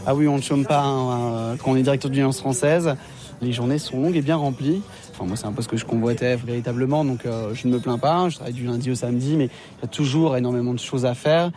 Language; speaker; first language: French; native; French